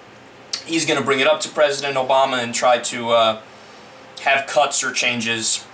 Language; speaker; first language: English; native; English